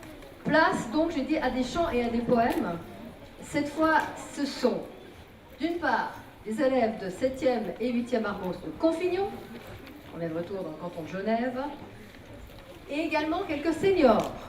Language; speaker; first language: French; native; French